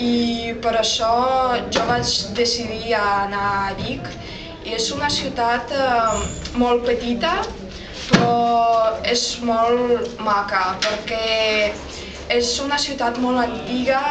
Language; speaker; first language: Catalan; non-native, fluent; Russian